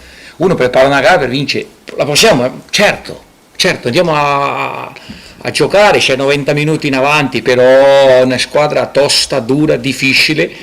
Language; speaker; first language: Italian; non-native, fluent; Portuguese